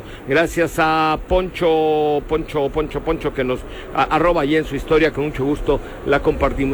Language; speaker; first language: Spanish; native; Spanish